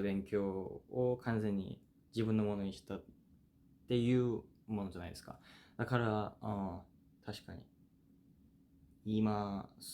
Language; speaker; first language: Japanese; non-native, fluent; Korean